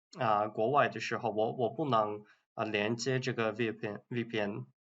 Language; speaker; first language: Chinese; non-native, learner; English